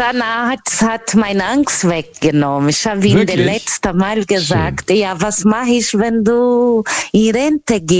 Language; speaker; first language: German; non-native, learner; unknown